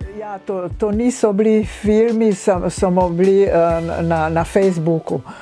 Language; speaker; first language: Slovenian; non-native, fluent; Italian